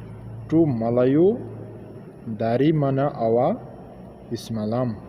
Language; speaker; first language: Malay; non-native, learner; Nepali